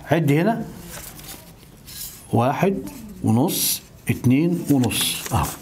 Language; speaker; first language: Arabic; native; Arabic